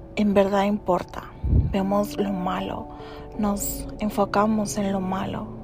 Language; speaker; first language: Spanish; early bilingual, heritage; Spanish